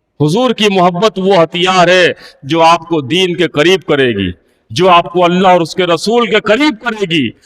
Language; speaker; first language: Urdu; native; Urdu